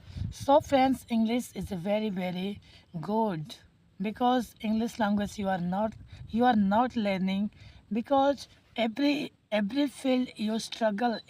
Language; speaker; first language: English; non-native, learner; Hindi